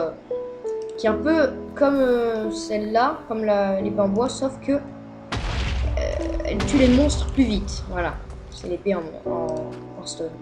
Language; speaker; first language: French; native; French